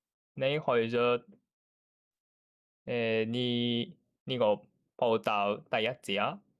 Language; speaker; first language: Chinese; non-native, learner; Japanese